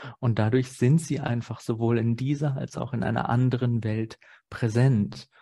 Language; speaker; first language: German; native; German